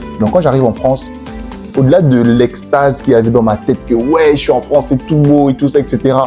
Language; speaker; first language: French; native; French